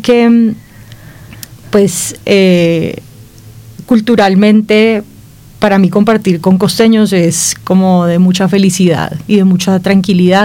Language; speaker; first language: Spanish; native; Spanish